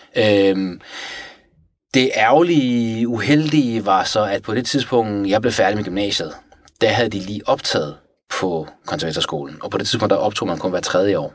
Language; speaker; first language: Danish; early bilingual, other home language; Persian